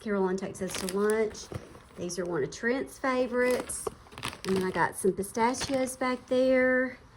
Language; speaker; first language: English; native; English